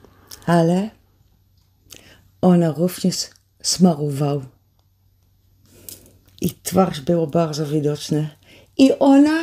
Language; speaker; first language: Polish; early bilingual, heritage; Polish